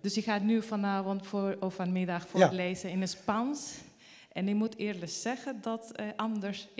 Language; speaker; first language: Dutch; non-native, learner; Spanish